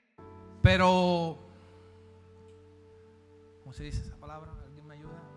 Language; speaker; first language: Spanish; early bilingual, heritage; Spanish